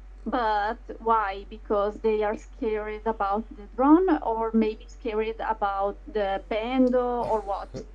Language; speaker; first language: English; non-native, fluent; Italian